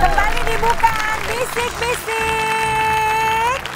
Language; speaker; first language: Indonesian; native; Indonesian